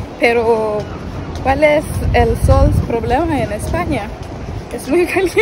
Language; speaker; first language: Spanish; non-native, learner; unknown